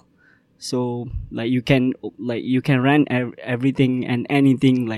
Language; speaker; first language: English; non-native, local second language; Malay